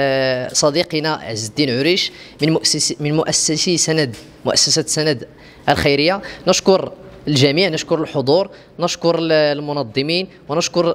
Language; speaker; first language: Arabic; native; Arabic